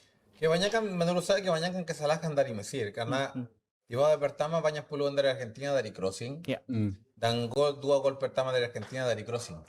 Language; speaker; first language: Indonesian; non-native, fluent; Spanish